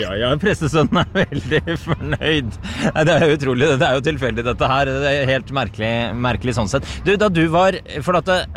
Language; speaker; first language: Norwegian; native; Norwegian